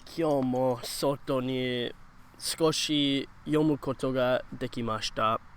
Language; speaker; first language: Japanese; non-native, learner; English